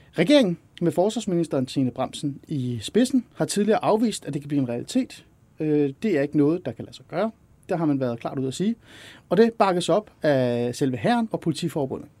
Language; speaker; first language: Danish; early bilingual, other home language; Persian